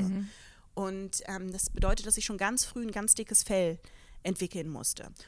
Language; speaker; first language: German; early bilingual, other home language; Arabic